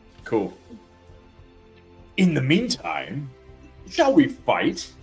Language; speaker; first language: English; native; English